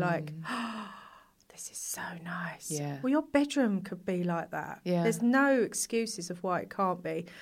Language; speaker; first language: English; native; English